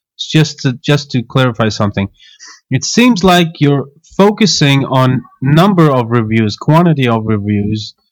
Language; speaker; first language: English; non-native, fluent; Hebrew